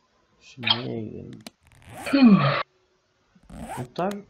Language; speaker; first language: Turkish; native; Turkish